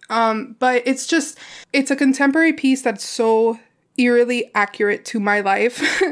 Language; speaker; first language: English; native; English